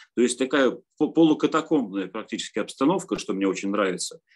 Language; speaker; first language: Russian; native; Russian